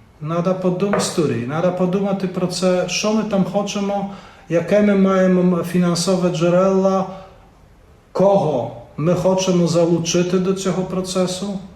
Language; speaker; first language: Ukrainian; non-native, fluent; Polish